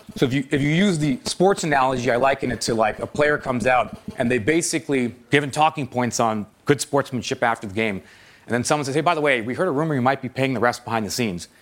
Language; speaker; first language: English; native; English